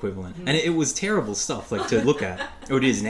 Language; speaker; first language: English; native; English